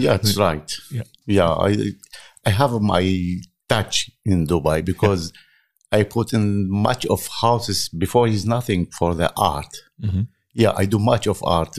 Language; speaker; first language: English; non-native, learner; Arabic